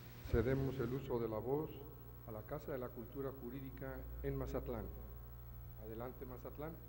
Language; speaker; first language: Spanish; native; Spanish